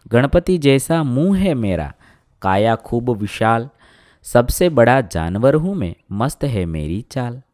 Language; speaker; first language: Hindi; non-native, local second language; Gujarati